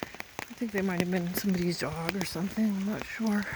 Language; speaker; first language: English; native; English